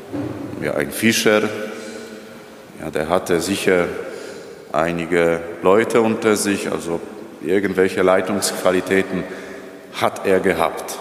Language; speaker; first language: German; non-native, fluent; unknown